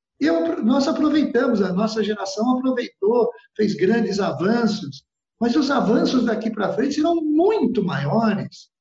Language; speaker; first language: Portuguese; early bilingual, other home language; Italian